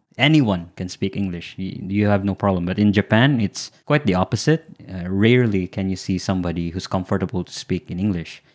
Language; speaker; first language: English; non-native, local second language; Filipino